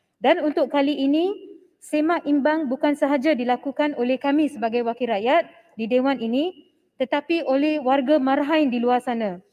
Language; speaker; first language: Malay; non-native, local second language; Tamil